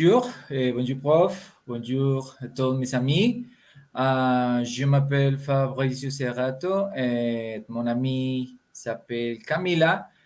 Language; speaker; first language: French; non-native, learner; Spanish